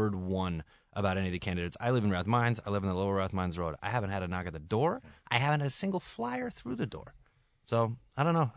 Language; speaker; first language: English; native; English